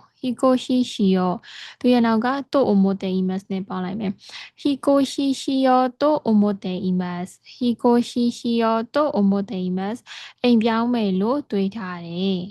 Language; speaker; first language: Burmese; native; Burmese